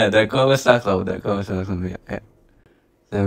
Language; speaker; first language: Dutch; non-native, fluent; Indonesian